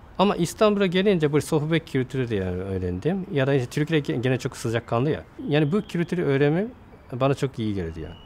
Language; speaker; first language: Turkish; non-native, fluent; Japanese